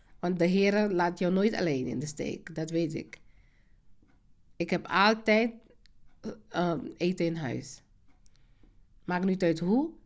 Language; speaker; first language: Dutch; non-native, fluent; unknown